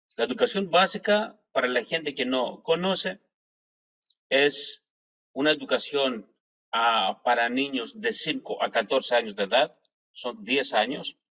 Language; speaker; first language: Spanish; non-native, fluent; Greek